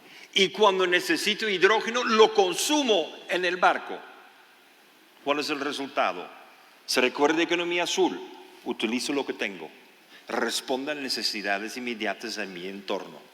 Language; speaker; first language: Spanish; non-native, fluent; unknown